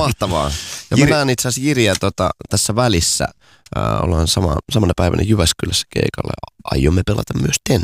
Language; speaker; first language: Finnish; native; Finnish